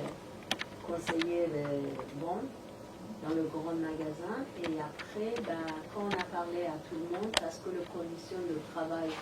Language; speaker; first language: French; non-native, learner; Persian